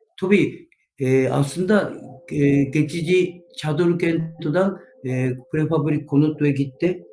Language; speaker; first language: Turkish; non-native, learner; Japanese